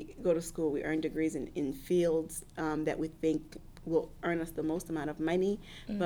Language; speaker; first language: English; early bilingual, other home language; Haitian Creole